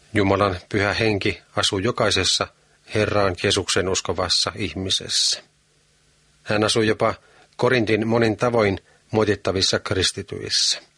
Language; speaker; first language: Finnish; native; Finnish